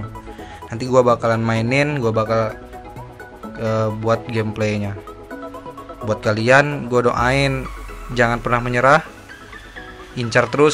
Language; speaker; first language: Indonesian; native; Indonesian